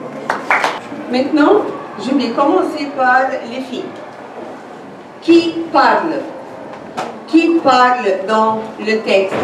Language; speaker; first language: French; non-native, fluent; Arabic